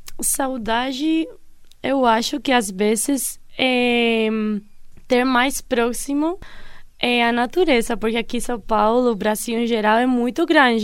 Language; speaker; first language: Portuguese; non-native, fluent; Spanish